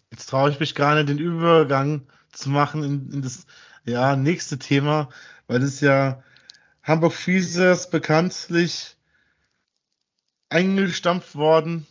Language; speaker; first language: German; native; German